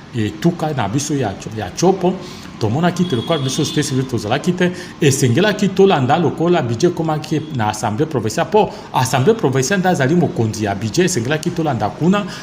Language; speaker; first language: Lingala; native; Lingala